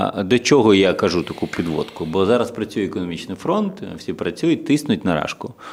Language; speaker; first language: Ukrainian; non-native, local second language; Russian